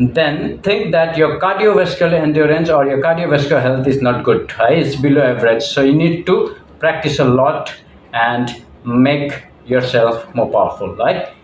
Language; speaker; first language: English; non-native, local second language; Nepali